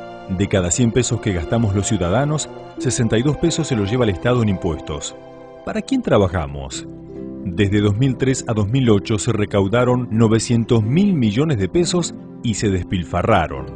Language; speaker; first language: Spanish; native; Spanish